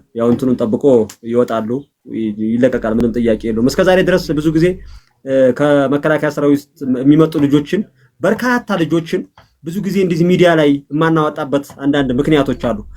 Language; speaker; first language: Amharic; native; Amharic